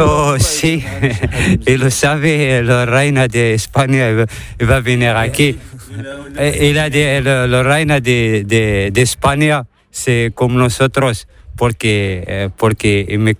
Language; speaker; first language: Spanish; non-native, learner; Arabic